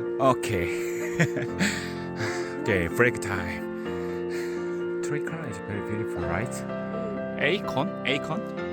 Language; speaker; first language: English; non-native, learner; Korean